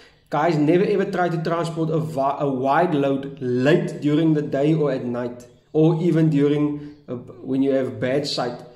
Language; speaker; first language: English; non-native, local second language; Afrikaans